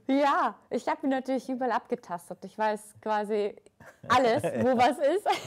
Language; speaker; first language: German; early bilingual, other home language; Russian